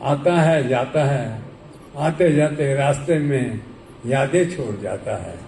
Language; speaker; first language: Hindi; non-native, local second language; Marathi